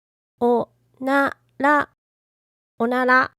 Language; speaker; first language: Japanese; native; Japanese